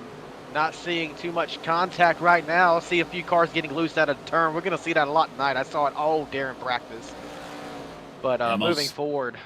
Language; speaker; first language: English; native; English